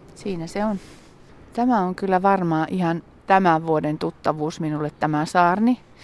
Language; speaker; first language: Finnish; native; Finnish